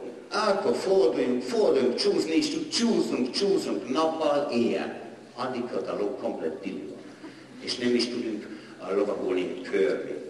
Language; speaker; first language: Hungarian; non-native, learner; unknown